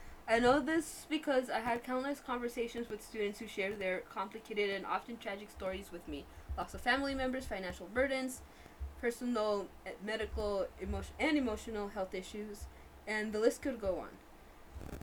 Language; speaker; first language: English; early bilingual, other home language; Spanish